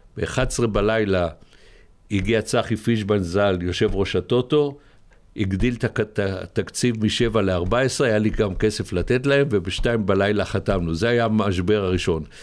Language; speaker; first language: Hebrew; native; Hebrew